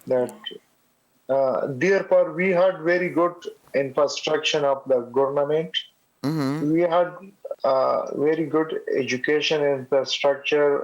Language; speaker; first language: English; non-native, learner; Pashto